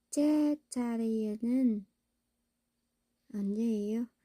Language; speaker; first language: Korean; non-native, learner; Filipino